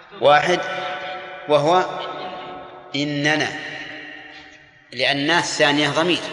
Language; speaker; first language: Arabic; native; Arabic